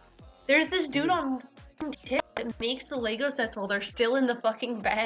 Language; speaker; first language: English; native; English